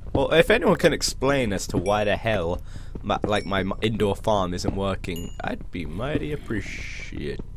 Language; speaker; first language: English; native; English